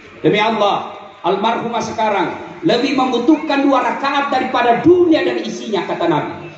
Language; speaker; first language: Indonesian; non-native, local second language; Buginese